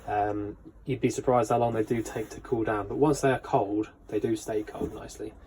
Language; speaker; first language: English; native; English